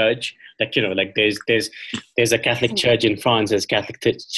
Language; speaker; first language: English; non-native, local second language; Khasi